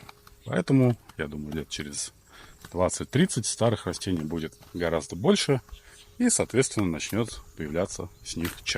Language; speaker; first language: Russian; native; Russian